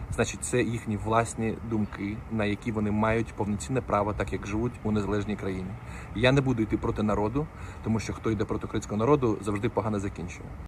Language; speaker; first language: Ukrainian; native; Ukrainian